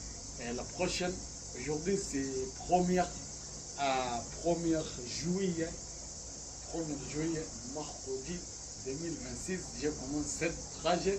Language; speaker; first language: French; non-native, learner; Arabic